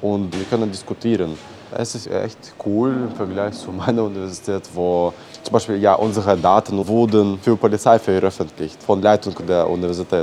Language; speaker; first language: German; non-native, learner; Belarusian